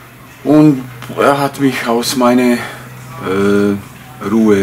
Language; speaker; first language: German; non-native, fluent; Bosnian